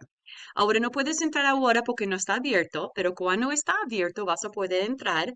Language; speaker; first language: Spanish; early bilingual, heritage; Spanish